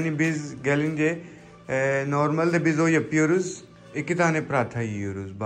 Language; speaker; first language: Turkish; non-native, learner; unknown